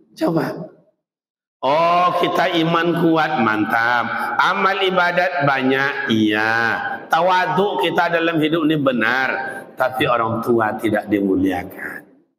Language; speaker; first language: Malay; native; Malay